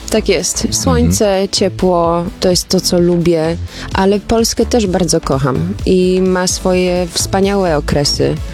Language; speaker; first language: Polish; early bilingual, other home language; German